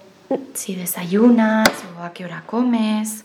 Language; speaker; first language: Spanish; native; Spanish